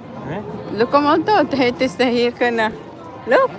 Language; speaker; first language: German; non-native, learner; Cebuano